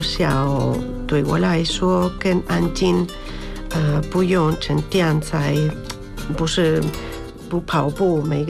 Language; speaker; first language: Chinese; non-native, learner; Spanish